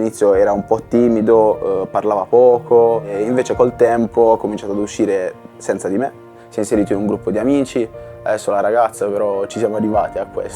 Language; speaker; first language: Italian; native; Italian